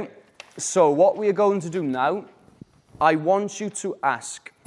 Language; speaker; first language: English; native; English